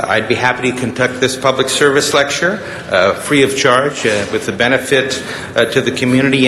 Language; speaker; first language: English; native; English